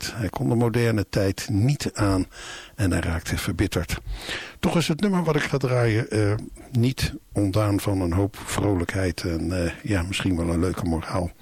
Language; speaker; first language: Dutch; native; Dutch